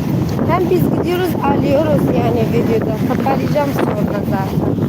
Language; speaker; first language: Turkish; non-native, learner; Arabic